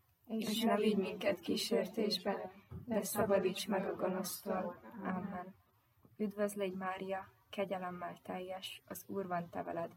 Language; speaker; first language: Hungarian; native; Hungarian